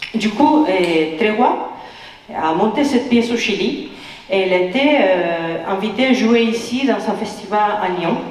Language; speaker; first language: French; non-native, fluent; Spanish